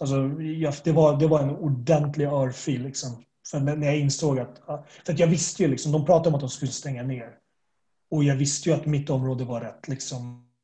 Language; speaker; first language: Swedish; native; Swedish